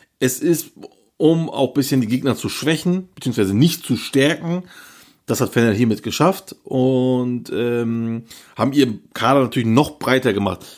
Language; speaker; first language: German; early bilingual, other home language; Turkish